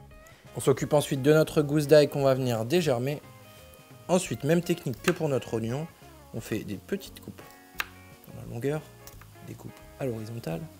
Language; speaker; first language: French; native; French